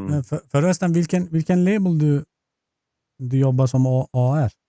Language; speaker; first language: Swedish; non-native, fluent; Turkish